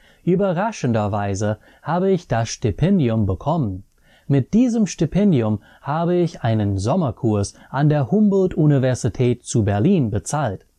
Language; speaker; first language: German; non-native, fluent; English